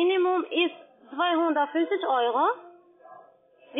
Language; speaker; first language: German; non-native, learner; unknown